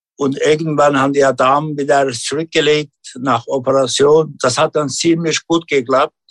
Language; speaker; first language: German; non-native, learner; Turkish